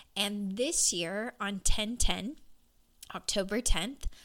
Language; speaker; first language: English; native; English